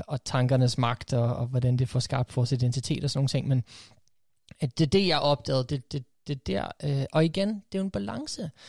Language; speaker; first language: Danish; early bilingual, other home language; English